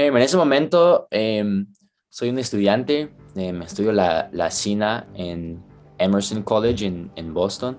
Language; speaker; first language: Spanish; early bilingual, heritage; Spanish